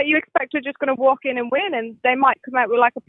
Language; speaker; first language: English; native; English